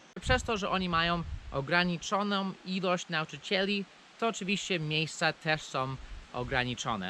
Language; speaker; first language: Polish; non-native, fluent; English